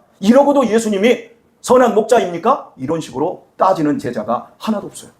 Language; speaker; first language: Korean; native; Korean